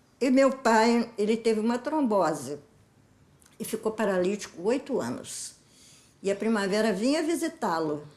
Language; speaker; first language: Portuguese; native; Portuguese